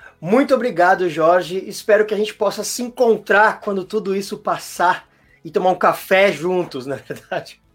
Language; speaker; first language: Portuguese; native; Portuguese